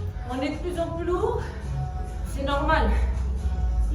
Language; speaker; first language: French; native; French